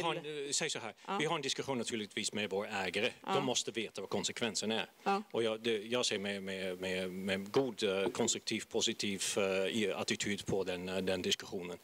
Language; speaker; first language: Swedish; non-native, fluent; Dutch